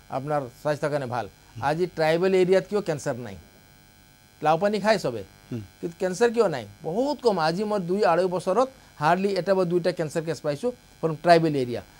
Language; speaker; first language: Assamese; non-native, local second language; Nepali